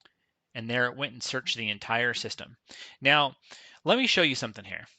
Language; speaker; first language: English; native; English